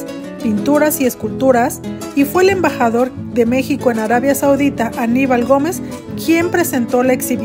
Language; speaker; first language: Spanish; native; Spanish